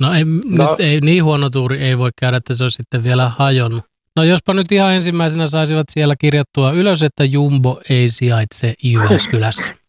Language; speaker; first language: Finnish; native; Finnish